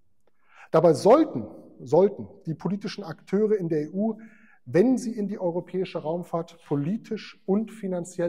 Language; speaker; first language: German; native; German